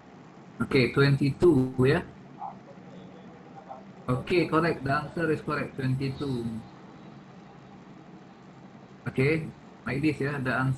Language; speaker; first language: English; non-native, fluent; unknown